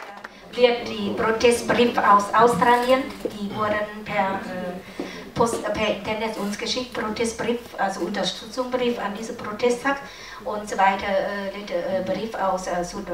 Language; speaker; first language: German; non-native, learner; Lao